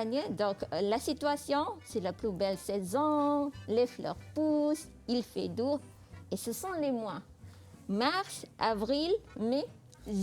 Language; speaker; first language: French; non-native, fluent; Malay